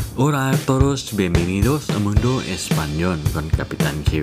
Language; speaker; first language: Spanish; non-native, learner; Thai